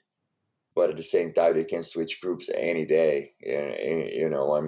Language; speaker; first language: English; non-native, fluent; Portuguese